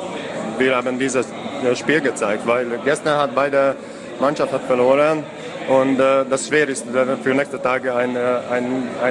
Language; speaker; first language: German; non-native, learner; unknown